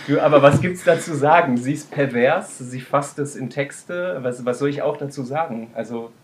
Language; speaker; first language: German; native; German